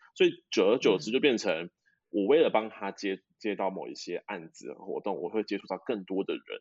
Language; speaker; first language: Chinese; native; Chinese